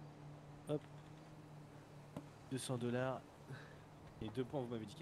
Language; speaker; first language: French; native; French